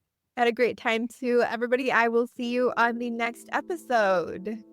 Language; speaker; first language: English; native; English